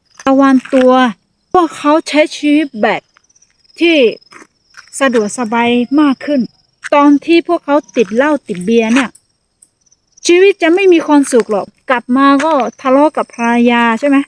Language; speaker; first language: Thai; non-native, fluent; Akha